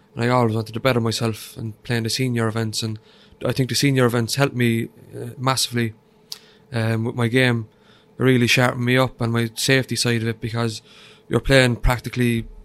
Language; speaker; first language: English; native; English